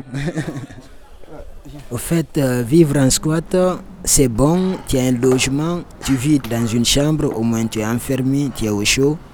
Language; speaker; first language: French; non-native, local second language; Fula